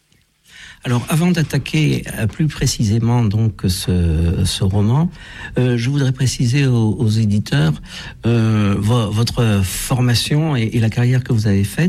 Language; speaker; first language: French; native; French